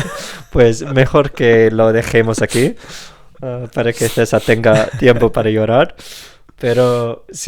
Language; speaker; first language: Spanish; non-native, fluent; English